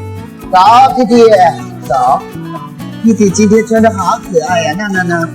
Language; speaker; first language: Chinese; native; Chinese